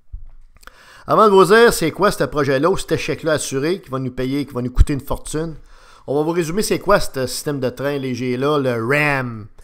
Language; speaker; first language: French; native; French